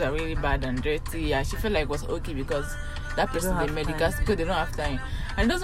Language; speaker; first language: English; non-native, local second language; Yoruba